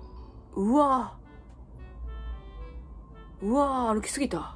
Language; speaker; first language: Japanese; native; Japanese